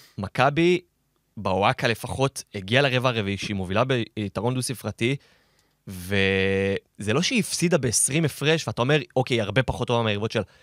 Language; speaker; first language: Hebrew; native; Hebrew